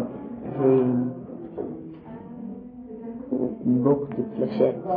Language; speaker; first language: French; non-native, learner; English